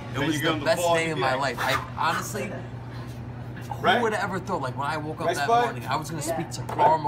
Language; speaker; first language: English; native; English